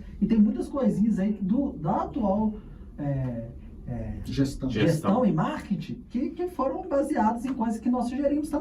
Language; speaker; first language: Portuguese; native; Portuguese